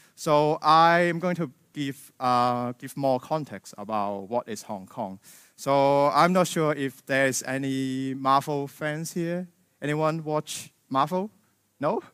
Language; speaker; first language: English; non-native, local second language; Cantonese